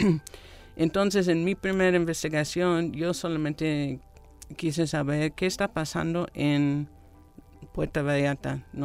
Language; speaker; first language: Spanish; non-native, fluent; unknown